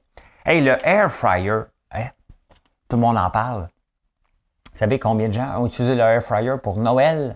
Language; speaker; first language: French; native; French